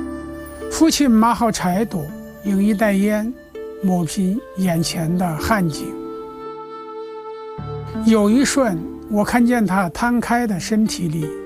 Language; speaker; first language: Chinese; native; Chinese